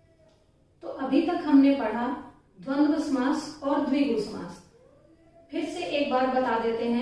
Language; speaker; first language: Hindi; native; Hindi